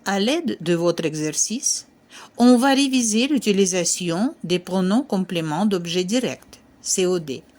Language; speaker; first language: French; non-native, fluent; Ukrainian